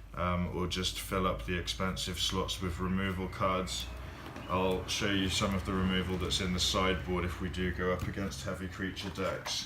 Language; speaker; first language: English; native; English